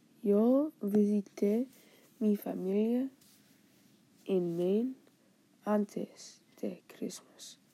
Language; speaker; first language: Spanish; non-native, learner; English